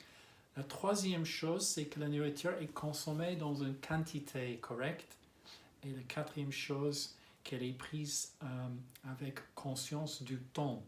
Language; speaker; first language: French; non-native, fluent; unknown